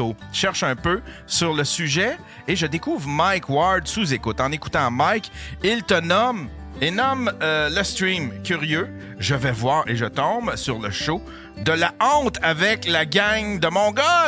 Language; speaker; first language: French; native; French